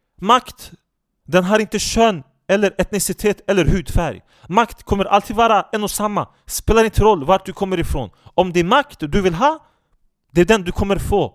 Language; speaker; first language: Swedish; non-native, fluent; Turkish